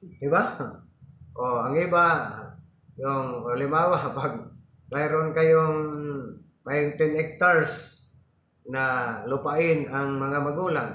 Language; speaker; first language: Filipino; non-native, local second language; Cebuano